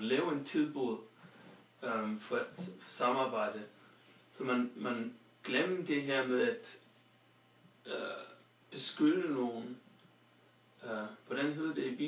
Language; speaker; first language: Danish; non-native, fluent; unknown